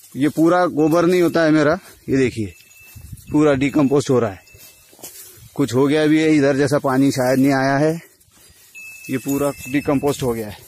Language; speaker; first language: Hindi; non-native, local second language; Marathi